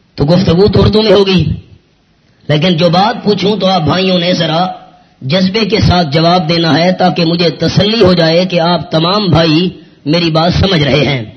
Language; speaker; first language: Urdu; non-native, local second language; Pashto